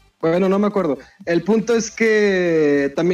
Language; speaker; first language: Spanish; native; Spanish